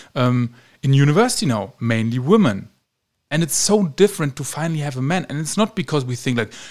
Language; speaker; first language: English; non-native, fluent; German